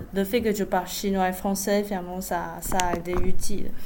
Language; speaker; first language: French; non-native, fluent; Chinese